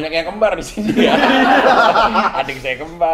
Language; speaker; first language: Indonesian; native; Indonesian